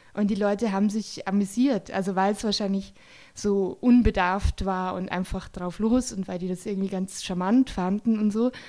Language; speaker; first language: German; native; German